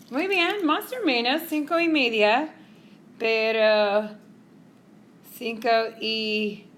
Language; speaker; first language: Spanish; non-native, fluent; English